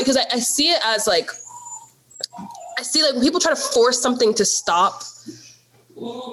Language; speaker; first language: English; native; English